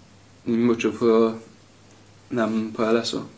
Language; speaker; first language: Spanish; non-native, learner; English